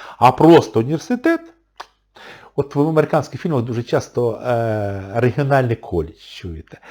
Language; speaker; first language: Ukrainian; non-native, local second language; Russian